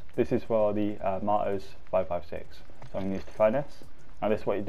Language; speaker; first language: English; native; English